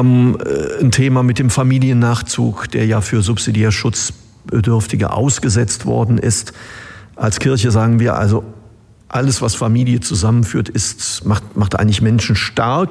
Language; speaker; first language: German; native; German